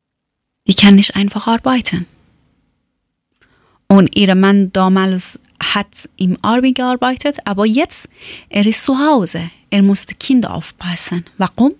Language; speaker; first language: German; non-native, learner; Persian